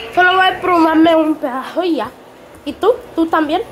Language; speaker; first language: Spanish; early bilingual, heritage; Spanish